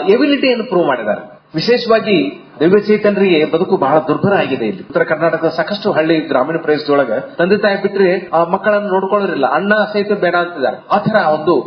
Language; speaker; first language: Kannada; native; Kannada